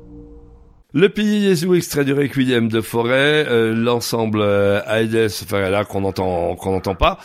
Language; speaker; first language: French; native; French